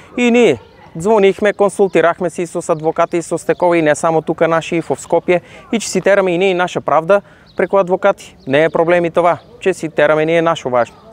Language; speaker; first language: Macedonian; native; Macedonian